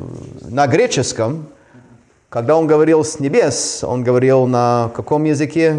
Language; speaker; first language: Russian; non-native, fluent; English